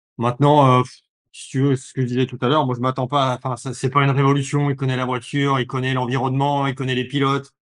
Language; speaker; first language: French; native; French